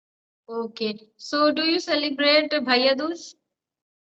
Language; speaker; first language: English; non-native, learner; Hindi